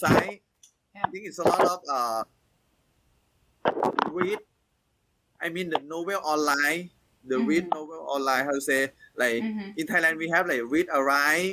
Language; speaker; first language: English; non-native, learner; Thai